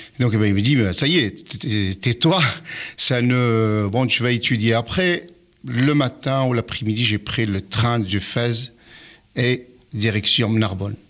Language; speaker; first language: French; non-native, local second language; Arabic